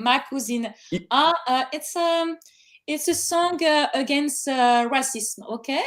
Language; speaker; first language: English; non-native, learner; French